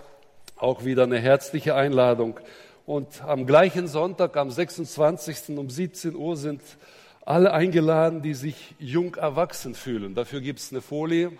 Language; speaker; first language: German; native; German